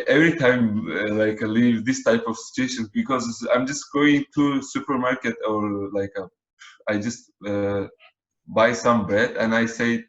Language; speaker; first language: English; non-native, learner; Turkish